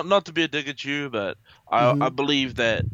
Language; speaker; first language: English; native; English